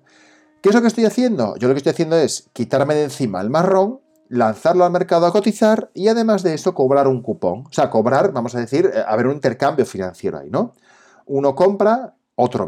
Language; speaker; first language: Spanish; native; Spanish